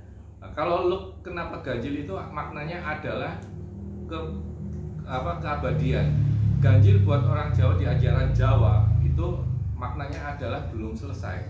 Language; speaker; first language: Indonesian; native; Indonesian